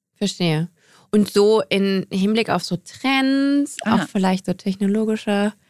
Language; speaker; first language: German; native; German